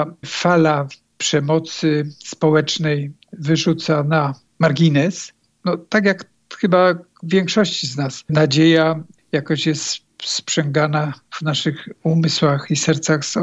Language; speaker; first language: Polish; native; Polish